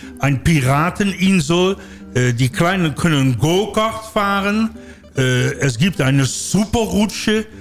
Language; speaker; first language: German; non-native, learner; Dutch